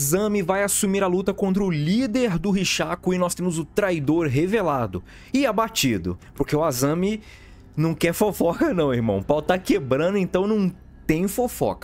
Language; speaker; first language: Portuguese; native; Portuguese